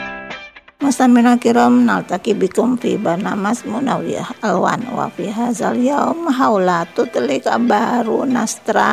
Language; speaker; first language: Arabic; non-native, fluent; Indonesian